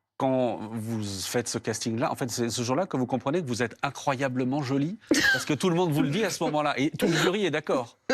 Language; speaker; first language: French; native; French